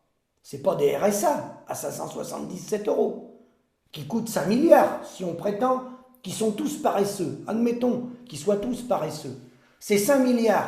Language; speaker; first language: French; native; French